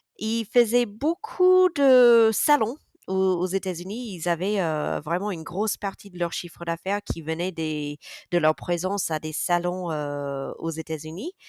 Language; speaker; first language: French; non-native, fluent; English